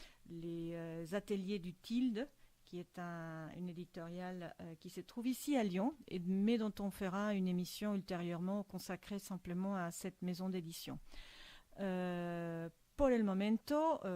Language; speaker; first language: French; non-native, fluent; Spanish